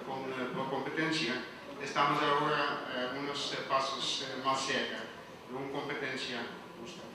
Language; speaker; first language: Spanish; non-native, fluent; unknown